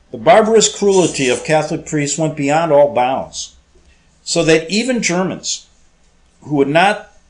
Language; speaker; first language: English; native; English